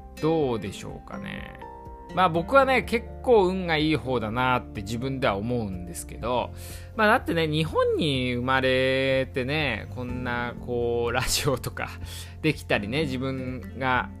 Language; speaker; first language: Japanese; native; Japanese